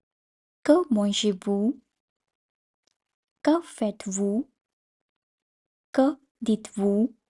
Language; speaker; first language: French; non-native, fluent; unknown